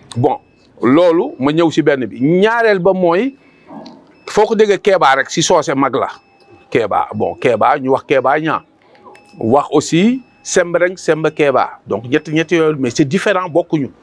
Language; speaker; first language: Wolof; non-native, local second language; Mandingo